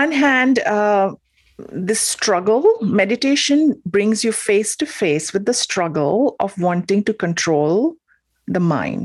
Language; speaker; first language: English; non-native, local second language; Hindi